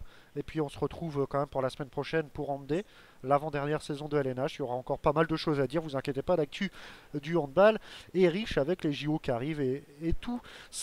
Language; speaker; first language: French; native; French